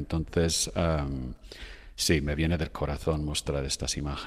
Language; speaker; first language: Spanish; non-native, fluent; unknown